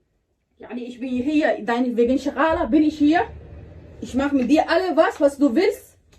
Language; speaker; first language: German; non-native, learner; Somali